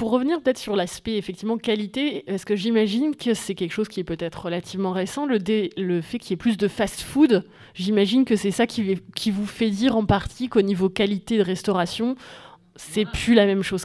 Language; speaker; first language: French; native; French